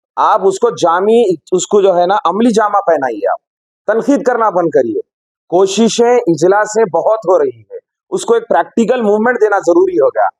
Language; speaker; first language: Hindi; non-native, local second language; Urdu